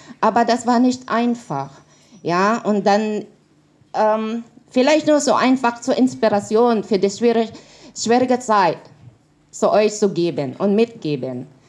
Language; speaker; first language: German; non-native, learner; Filipino